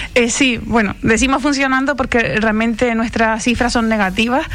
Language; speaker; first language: Spanish; native; Spanish